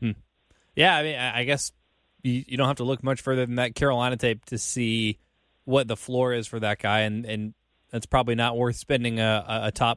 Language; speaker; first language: English; native; English